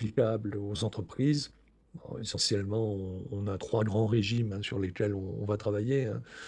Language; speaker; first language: French; native; French